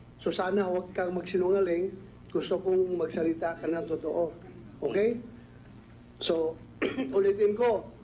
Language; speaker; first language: Filipino; non-native, local second language; Cebuano